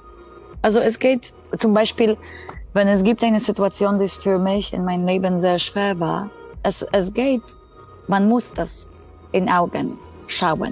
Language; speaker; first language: German; non-native, fluent; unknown